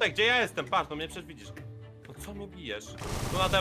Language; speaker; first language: Polish; native; Polish